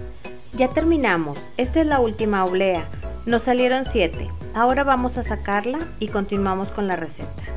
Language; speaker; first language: Spanish; native; Spanish